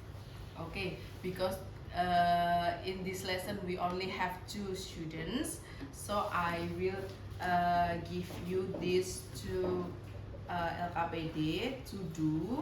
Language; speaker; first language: English; non-native, learner; Indonesian